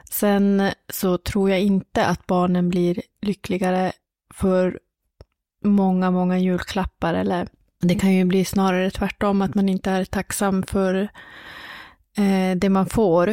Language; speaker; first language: Swedish; native; Swedish